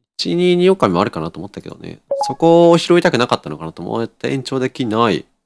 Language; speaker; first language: Japanese; native; Japanese